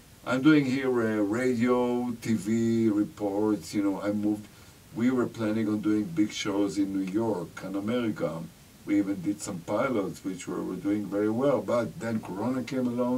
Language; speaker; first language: English; non-native, fluent; Hebrew